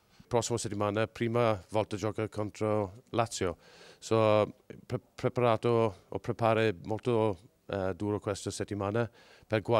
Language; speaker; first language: Italian; non-native, learner; English